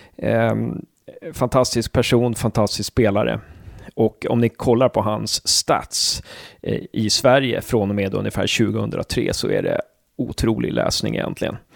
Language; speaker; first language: Swedish; native; Swedish